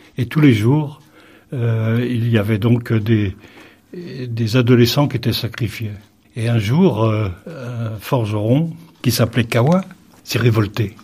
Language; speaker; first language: French; native; French